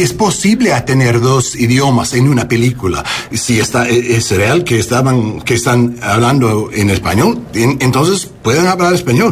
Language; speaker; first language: Spanish; non-native, learner; English